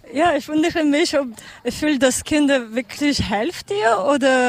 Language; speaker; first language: German; non-native, learner; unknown